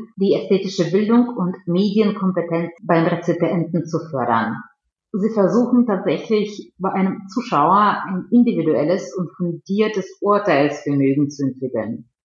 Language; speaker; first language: German; non-native, fluent; Russian